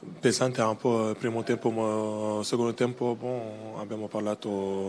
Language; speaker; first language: Italian; non-native, learner; French